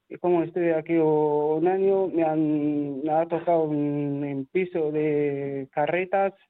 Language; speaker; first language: Spanish; non-native, learner; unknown